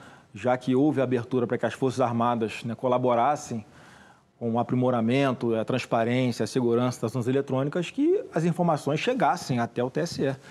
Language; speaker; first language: Portuguese; native; Portuguese